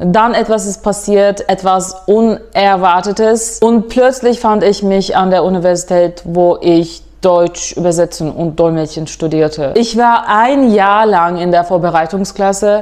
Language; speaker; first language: German; non-native, fluent; Turkish